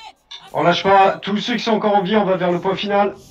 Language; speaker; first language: French; native; French